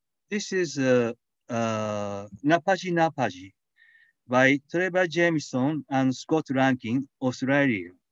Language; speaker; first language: English; non-native, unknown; Japanese